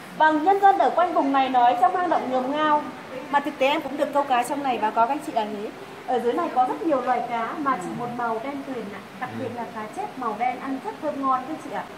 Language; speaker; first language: Vietnamese; non-native, local second language; Tày